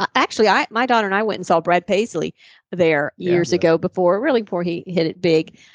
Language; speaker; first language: English; native; English